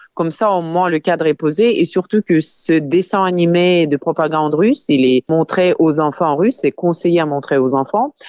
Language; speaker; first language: French; non-native, fluent; Ukrainian